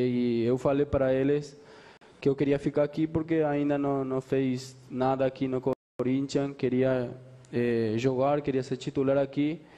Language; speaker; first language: Portuguese; non-native, fluent; Spanish